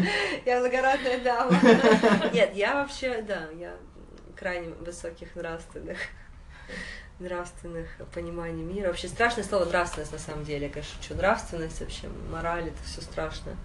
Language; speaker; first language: Russian; native; Russian